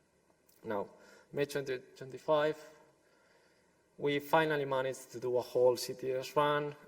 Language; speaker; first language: English; non-native, fluent; Spanish